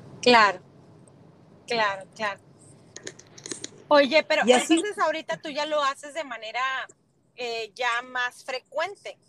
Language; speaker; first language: Spanish; native; Spanish